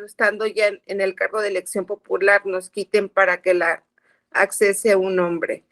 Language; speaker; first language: Spanish; native; Spanish